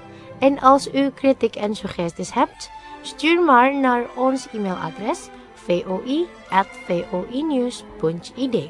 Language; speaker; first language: Dutch; non-native, learner; Indonesian